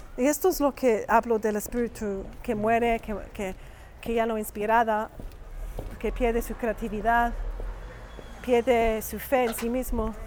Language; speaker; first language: Spanish; non-native, fluent; English